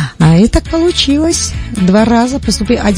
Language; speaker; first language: Russian; non-native, local second language; Tajik